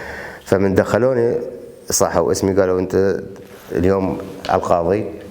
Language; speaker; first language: Arabic; native; Arabic